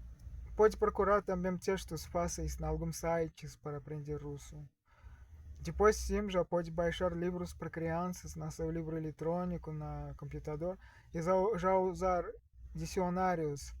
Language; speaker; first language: Portuguese; non-native, learner; Russian